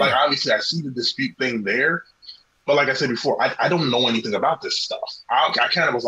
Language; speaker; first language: English; native; English